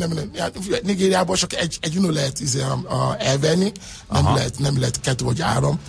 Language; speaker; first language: Hungarian; non-native, learner; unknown